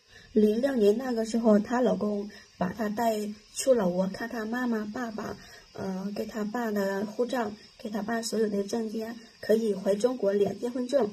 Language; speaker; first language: Chinese; non-native, fluent; Lao